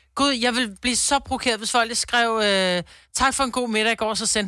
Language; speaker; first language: Danish; native; Danish